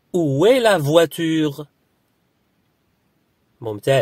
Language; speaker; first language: French; non-native, fluent; Arabic